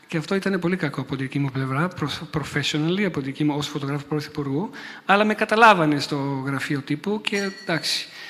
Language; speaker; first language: Greek; non-native, fluent; Italian